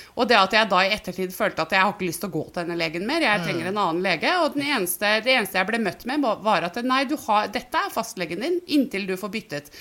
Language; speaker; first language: Norwegian; native; Norwegian